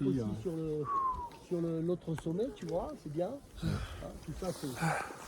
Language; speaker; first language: French; native; French